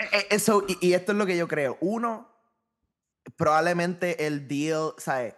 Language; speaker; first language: Spanish; native; Spanish